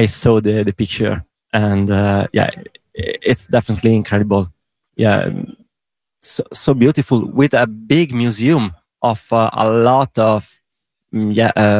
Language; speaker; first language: English; non-native, learner; Italian